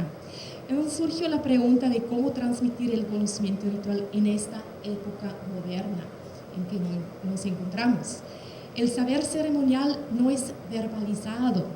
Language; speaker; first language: Spanish; non-native, fluent; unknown